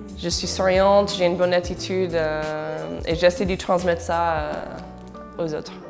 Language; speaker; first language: French; non-native, fluent; English